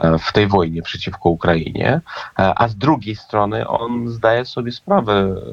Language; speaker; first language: Polish; non-native, fluent; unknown